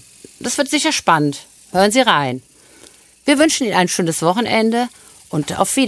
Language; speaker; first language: German; native; German